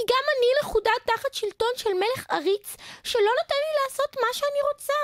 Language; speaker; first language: Hebrew; native; Hebrew